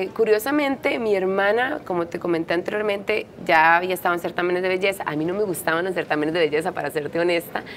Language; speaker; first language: Spanish; native; Spanish